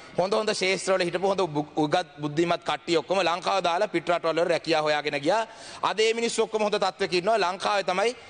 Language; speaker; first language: Sinhala; non-native, local second language; Tamil